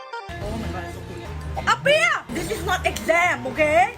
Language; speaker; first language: English; non-native, learner; Thai